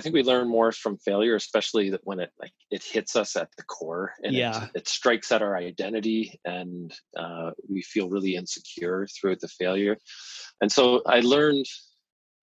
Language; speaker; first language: English; native; English